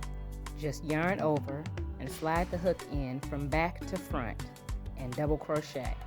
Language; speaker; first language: English; native; English